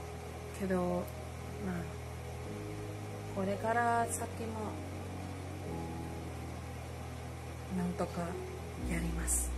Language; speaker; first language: Japanese; non-native, learner; Filipino